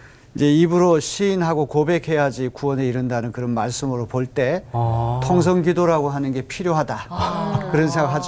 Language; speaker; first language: Korean; native; Korean